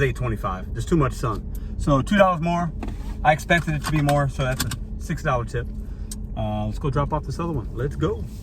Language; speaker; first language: English; native; English